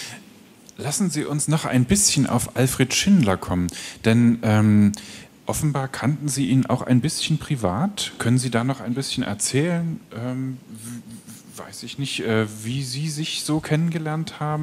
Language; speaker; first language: German; native; German